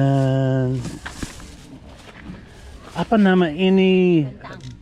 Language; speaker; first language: Indonesian; non-native, learner; English